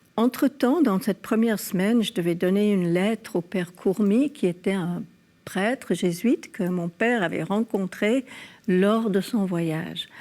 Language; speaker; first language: French; early bilingual, other home language; English